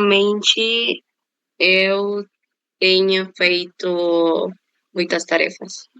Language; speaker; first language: Portuguese; non-native, learner; Spanish